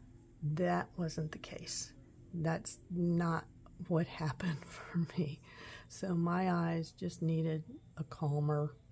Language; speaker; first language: English; native; English